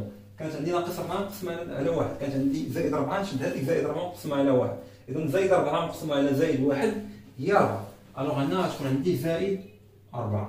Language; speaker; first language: Arabic; native; Arabic